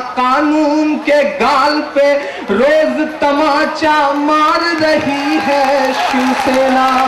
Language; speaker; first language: Hindi; native; Hindi